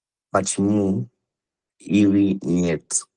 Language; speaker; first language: Russian; non-native, learner; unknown